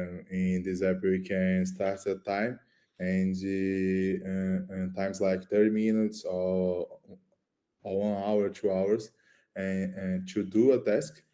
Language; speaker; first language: English; non-native, learner; Portuguese